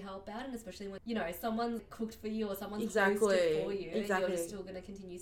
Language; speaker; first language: English; non-native, local second language; Cantonese